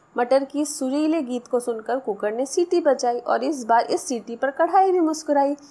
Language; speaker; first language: Hindi; non-native, local second language; Marathi